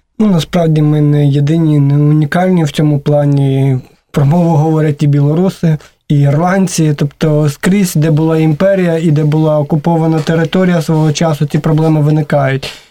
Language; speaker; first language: Ukrainian; native; Ukrainian